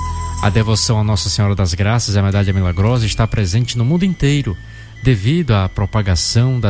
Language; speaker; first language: Portuguese; native; Portuguese